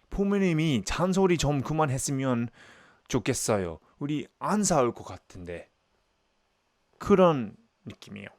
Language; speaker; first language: Korean; non-native, learner; English